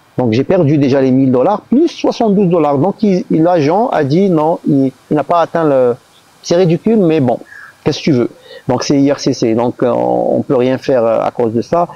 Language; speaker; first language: French; non-native, local second language; Arabic